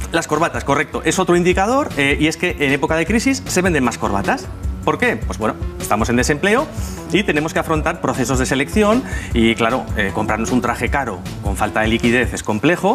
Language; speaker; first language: Spanish; native; Spanish